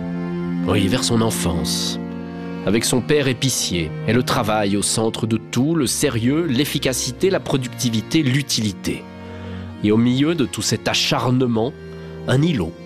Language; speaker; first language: French; native; French